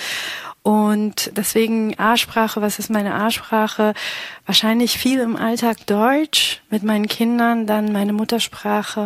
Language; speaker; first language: German; early bilingual, other home language; Pashto